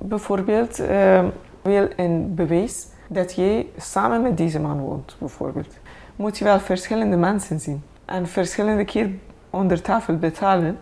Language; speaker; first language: Dutch; non-native, fluent; Persian